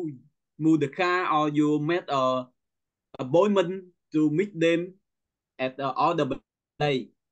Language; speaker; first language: English; non-native, learner; Vietnamese